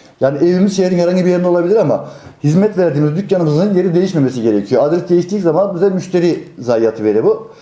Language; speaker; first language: Turkish; native; Turkish